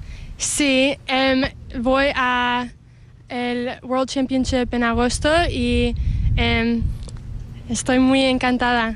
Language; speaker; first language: Spanish; early bilingual, heritage; Spanish